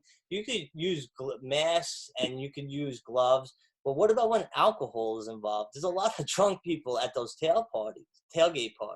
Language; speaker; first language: English; native; English